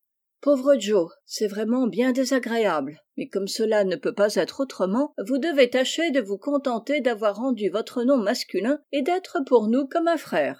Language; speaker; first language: French; native; French